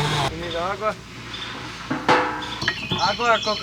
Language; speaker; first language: Spanish; non-native, learner; English